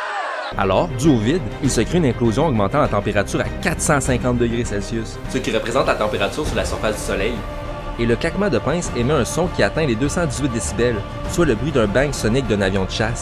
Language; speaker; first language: French; native; French